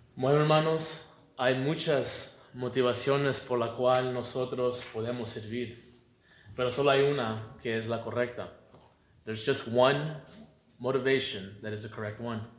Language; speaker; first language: Spanish; native; Spanish